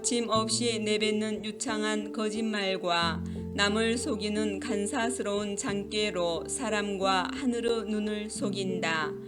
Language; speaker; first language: Korean; native; Korean